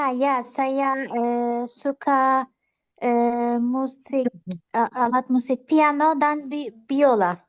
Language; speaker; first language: Indonesian; non-native, learner; Turkish